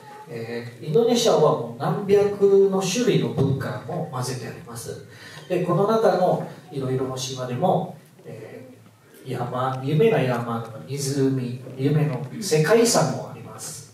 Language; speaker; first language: Japanese; non-native, fluent; Indonesian